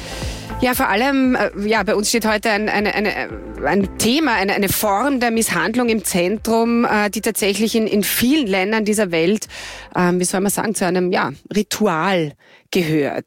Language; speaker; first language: German; native; German